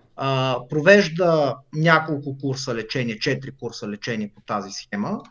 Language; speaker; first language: Bulgarian; early bilingual, other home language; Hebrew